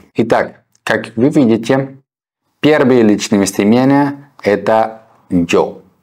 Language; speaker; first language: Russian; non-native, fluent; Spanish